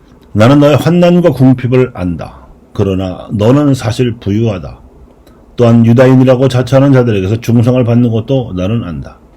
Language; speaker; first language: Korean; native; Korean